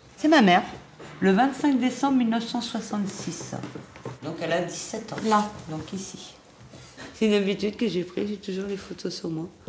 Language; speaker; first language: French; native; French